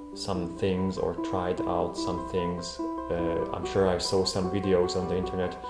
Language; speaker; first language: English; non-native, fluent; Hungarian